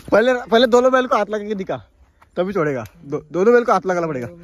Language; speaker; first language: Hindi; non-native, local second language; Marathi